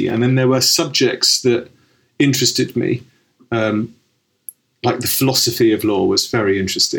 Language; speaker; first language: English; native; English